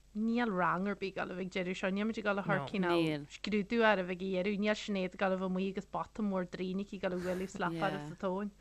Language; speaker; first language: Irish; native; Irish